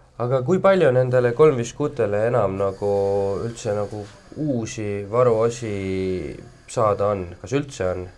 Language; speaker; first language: Estonian; native; Estonian